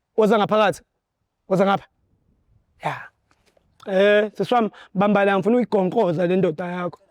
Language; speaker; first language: Zulu; native; Zulu